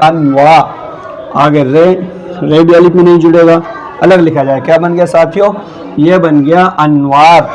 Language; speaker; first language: Urdu; native; Urdu